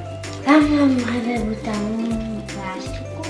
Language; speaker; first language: Portuguese; early bilingual, heritage; Portuguese